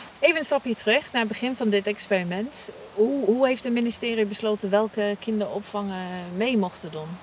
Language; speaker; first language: Dutch; non-native, fluent; English